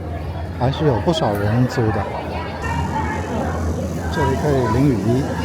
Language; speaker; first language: Chinese; native; Chinese